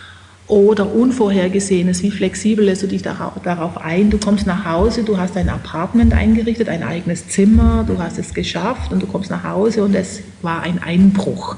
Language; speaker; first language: German; native; German